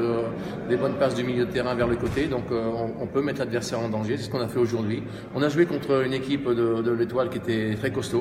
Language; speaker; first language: French; native; French